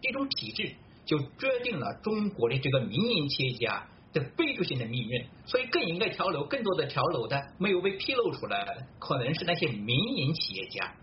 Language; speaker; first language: Chinese; native; Chinese